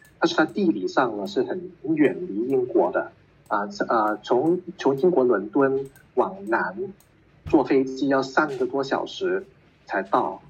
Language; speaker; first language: Chinese; non-native, local second language; Cantonese